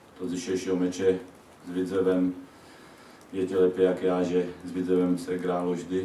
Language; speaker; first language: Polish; non-native, learner; Czech